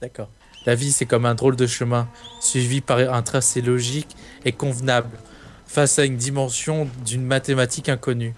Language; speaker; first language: French; native; French